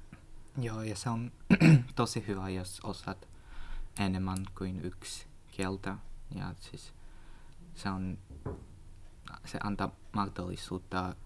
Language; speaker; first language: Finnish; non-native, learner; Russian